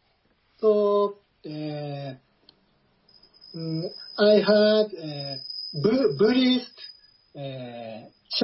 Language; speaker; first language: English; non-native, learner; Japanese